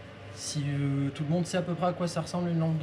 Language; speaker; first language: French; native; French